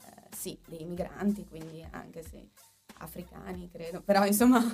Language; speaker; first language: Italian; native; Italian